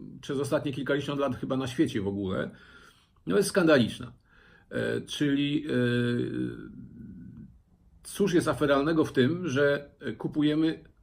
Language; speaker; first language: Polish; native; Polish